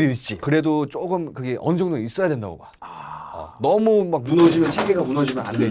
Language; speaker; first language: Korean; native; Korean